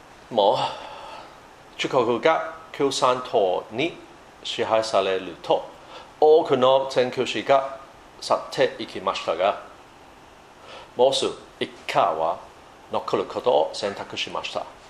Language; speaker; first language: Japanese; non-native, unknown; English